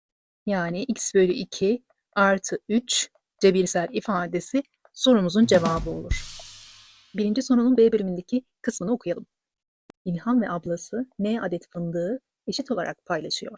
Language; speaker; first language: Turkish; native; Turkish